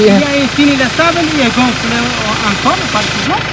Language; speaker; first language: French; non-native, local second language; Arabic